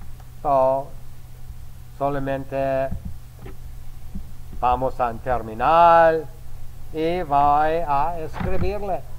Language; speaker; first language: Spanish; non-native, fluent; English